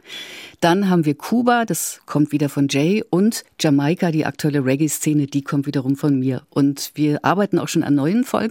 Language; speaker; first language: German; native; German